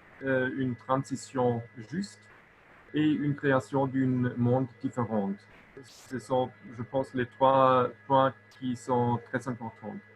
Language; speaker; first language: French; non-native, local second language; German